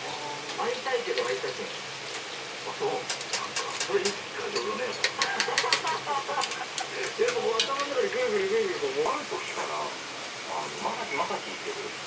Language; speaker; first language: Japanese; native; Japanese